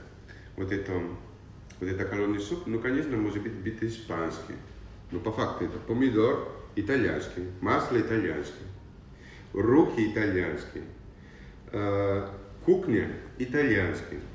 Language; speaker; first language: Russian; non-native, learner; Italian